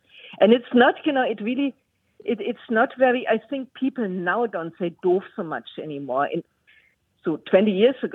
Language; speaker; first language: English; non-native, fluent; German